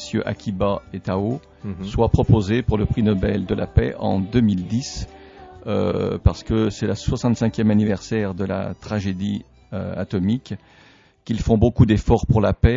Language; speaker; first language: French; native; French